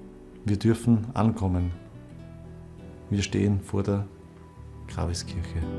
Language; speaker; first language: German; native; German